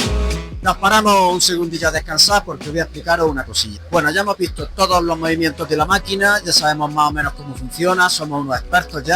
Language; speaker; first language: Spanish; native; Spanish